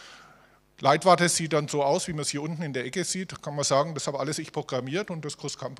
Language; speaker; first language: German; native; German